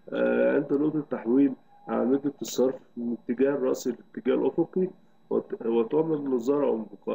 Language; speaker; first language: Arabic; native; Arabic